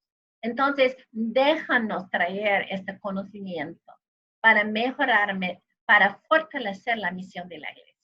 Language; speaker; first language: Spanish; non-native, fluent; English